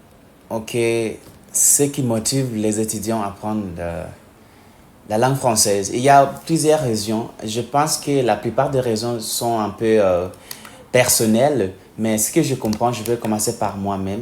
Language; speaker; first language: French; non-native, fluent; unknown